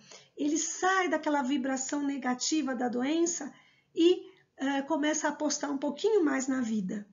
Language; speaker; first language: Portuguese; native; Portuguese